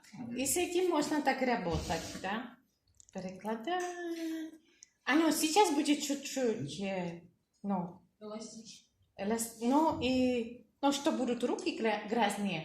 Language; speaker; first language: Russian; non-native, learner; Czech